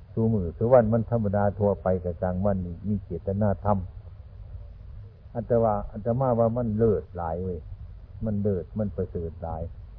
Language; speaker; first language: Thai; non-native, local second language; Northeastern Thai